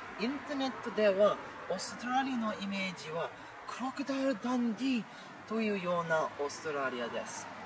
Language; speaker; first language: Japanese; non-native, learner; English